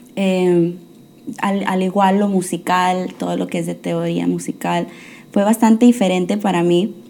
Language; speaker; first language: Spanish; early bilingual, heritage; Spanish